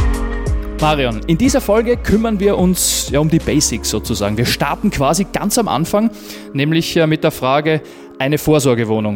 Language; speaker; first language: German; native; German